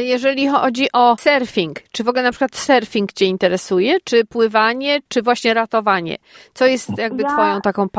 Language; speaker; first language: Polish; native; Polish